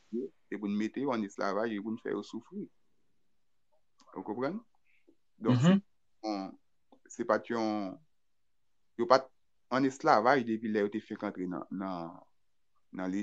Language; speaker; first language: French; non-native, local second language; Haitian Creole